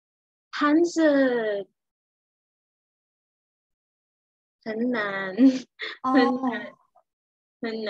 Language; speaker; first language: Chinese; non-native, learner; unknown